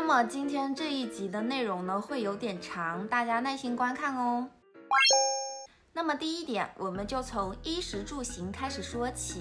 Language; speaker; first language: Chinese; native; Chinese